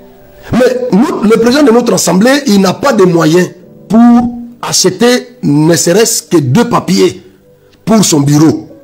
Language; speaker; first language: French; non-native, local second language; Lingala